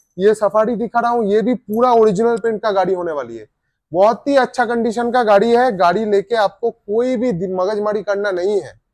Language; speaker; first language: Hindi; non-native, local second language; Bangla